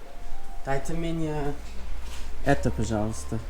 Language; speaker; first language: Russian; non-native, learner; English